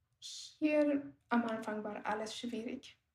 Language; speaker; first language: German; non-native, learner; Persian